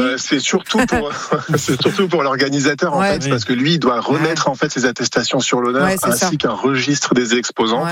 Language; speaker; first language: French; native; French